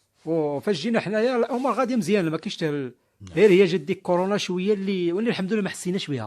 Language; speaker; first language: Arabic; native; Arabic